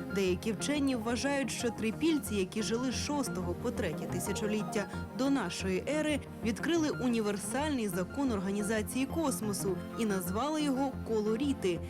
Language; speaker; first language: Ukrainian; native; Ukrainian